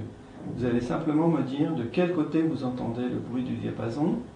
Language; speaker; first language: French; native; French